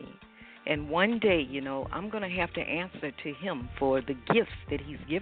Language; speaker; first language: English; native; English